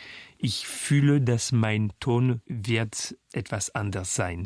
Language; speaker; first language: German; non-native, fluent; French